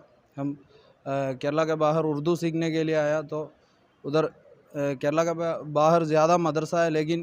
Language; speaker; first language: Hindi; non-native, learner; Malayalam